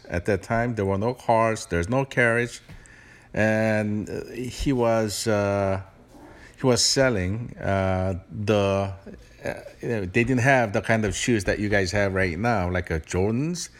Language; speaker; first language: English; early bilingual, other home language; Korean